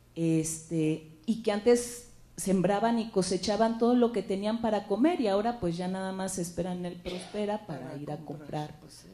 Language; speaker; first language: Spanish; native; Spanish